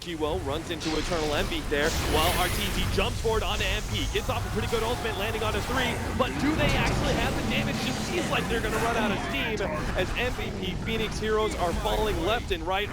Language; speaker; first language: English; native; English